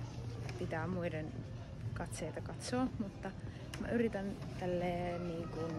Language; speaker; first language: Finnish; native; Finnish